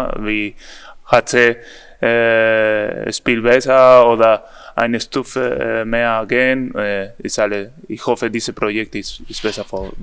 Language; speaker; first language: German; non-native, learner; Spanish